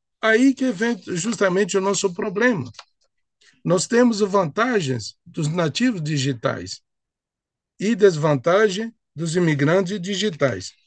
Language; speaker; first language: Portuguese; non-native, fluent; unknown